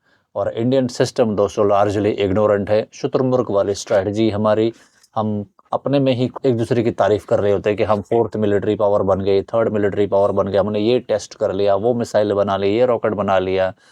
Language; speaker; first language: Hindi; native; Hindi